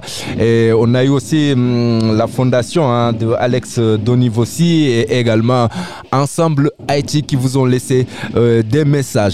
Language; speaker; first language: French; native; French